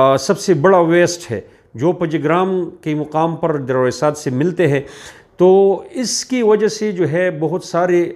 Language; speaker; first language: Urdu; non-native, local second language; Pashto